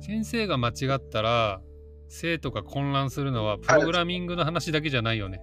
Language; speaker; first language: Japanese; native; Japanese